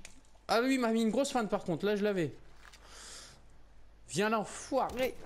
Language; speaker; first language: French; native; French